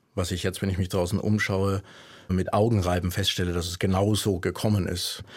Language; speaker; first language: German; native; German